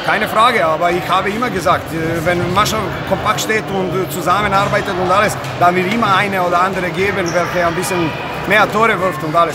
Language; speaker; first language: German; non-native, fluent; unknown